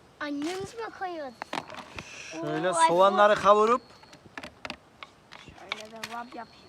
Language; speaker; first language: Turkish; early bilingual, heritage; Turkish